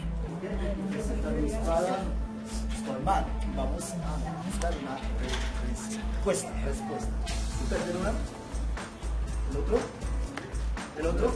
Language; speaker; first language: Spanish; non-native, learner; French